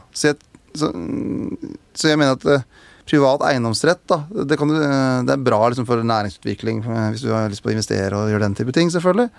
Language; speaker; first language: Norwegian; native; Norwegian